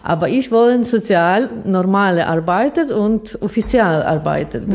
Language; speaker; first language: German; non-native, learner; Ukrainian